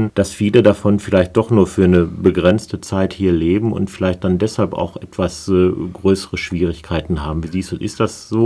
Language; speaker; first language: German; native; German